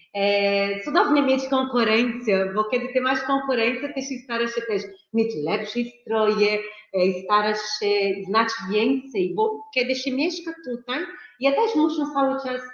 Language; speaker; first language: Polish; non-native, fluent; Portuguese